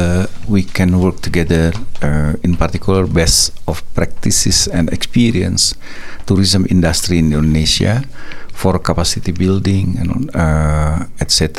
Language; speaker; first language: English; non-native, learner; Indonesian